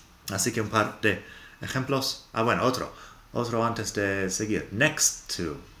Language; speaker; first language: Spanish; non-native, fluent; English